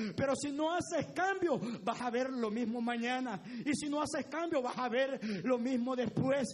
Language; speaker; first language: Spanish; native; Spanish